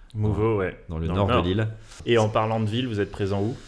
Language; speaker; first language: French; native; French